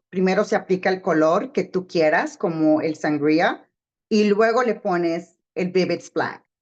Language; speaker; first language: Spanish; early bilingual, heritage; Spanish